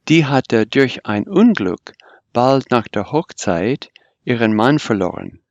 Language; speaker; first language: German; non-native, fluent; English